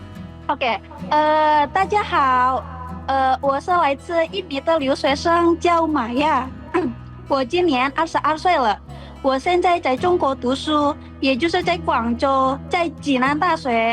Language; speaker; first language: Chinese; non-native, learner; Indonesian